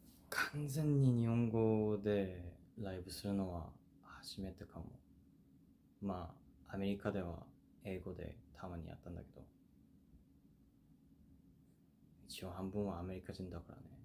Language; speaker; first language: Japanese; non-native, fluent; Korean